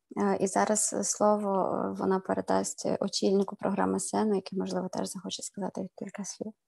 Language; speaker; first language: Ukrainian; native; Ukrainian